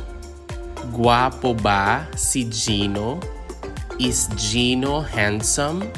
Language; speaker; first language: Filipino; non-native, local second language; Hiligaynon